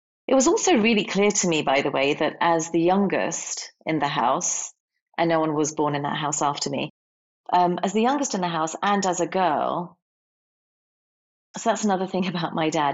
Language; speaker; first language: English; native; English